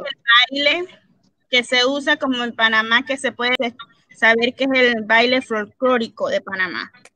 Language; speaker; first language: Spanish; early bilingual, heritage; Spanish